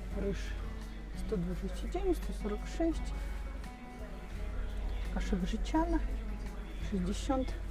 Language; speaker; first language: Polish; non-native, learner; Russian